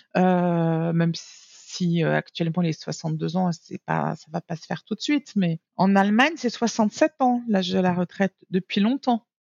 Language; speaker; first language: French; native; French